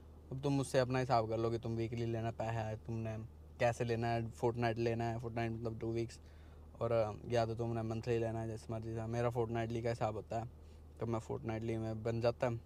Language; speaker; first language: Hindi; native; Hindi